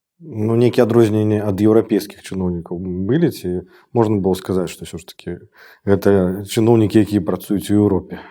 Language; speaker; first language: Belarusian; non-native, local second language; Russian